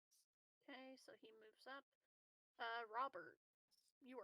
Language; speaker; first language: English; native; English